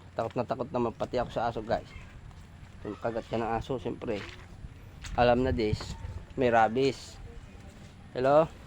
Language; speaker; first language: Filipino; non-native, local second language; Bikol